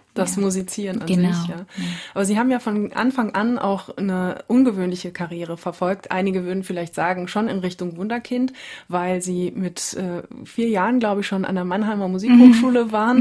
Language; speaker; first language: German; native; German